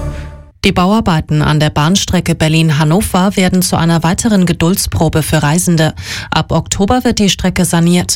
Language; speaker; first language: German; native; German